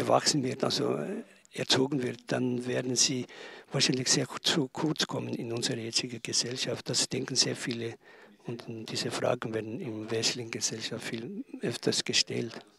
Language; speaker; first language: German; non-native, learner; Tibetan